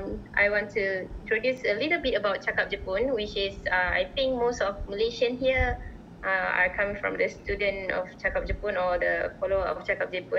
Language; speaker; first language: English; non-native, fluent; Japanese